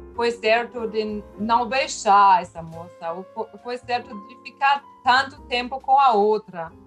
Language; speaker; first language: Portuguese; non-native, fluent; German